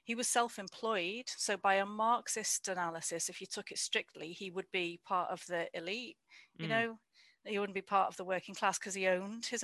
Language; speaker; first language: English; native; English